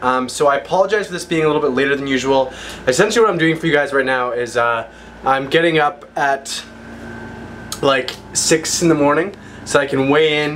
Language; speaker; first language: English; native; English